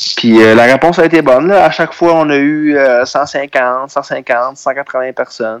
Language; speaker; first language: French; native; French